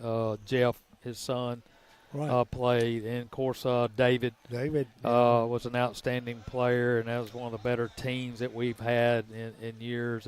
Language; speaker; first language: English; native; English